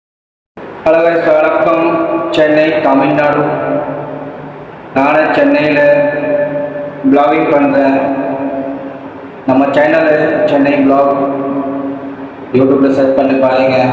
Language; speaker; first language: Tamil; non-native, local second language; Hindi